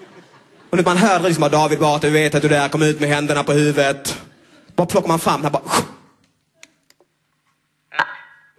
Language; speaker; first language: Swedish; native; Swedish